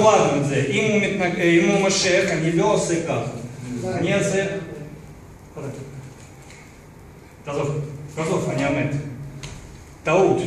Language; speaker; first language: Hebrew; non-native, fluent; Russian